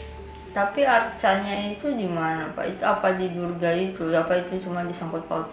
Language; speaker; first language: Indonesian; native; Indonesian